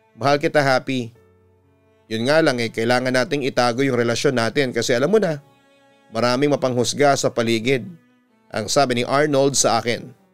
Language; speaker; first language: Filipino; native; Filipino